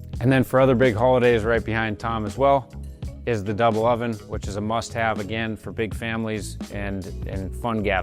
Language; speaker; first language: English; native; English